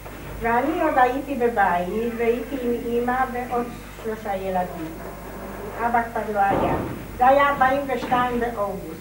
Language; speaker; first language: Hebrew; non-native, fluent; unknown